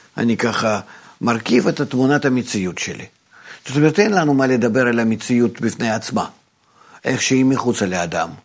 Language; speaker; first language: Hebrew; non-native, fluent; Russian